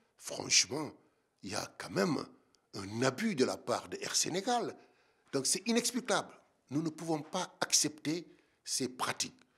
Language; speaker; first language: French; non-native, local second language; Wolof